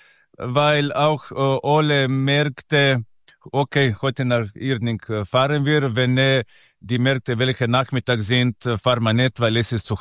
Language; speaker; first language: German; non-native, fluent; Italian